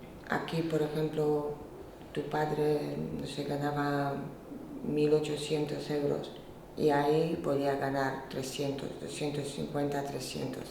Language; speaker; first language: Spanish; non-native, fluent; Polish